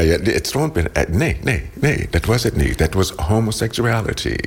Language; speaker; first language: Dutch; non-native, learner; English